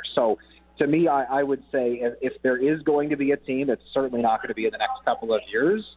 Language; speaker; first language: English; native; English